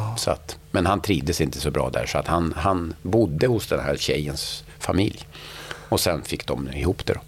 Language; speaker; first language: Swedish; native; Swedish